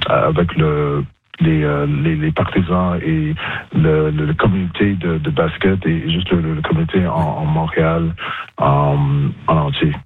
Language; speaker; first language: French; non-native, local second language; English